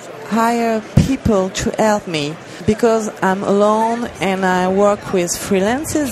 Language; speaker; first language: English; non-native, learner; French